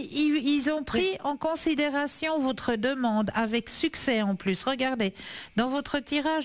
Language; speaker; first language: French; native; French